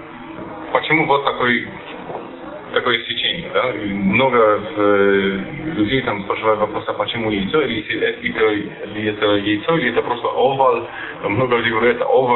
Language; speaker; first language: Russian; non-native, fluent; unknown